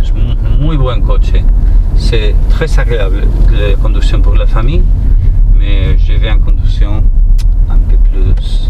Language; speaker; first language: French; non-native, learner; Spanish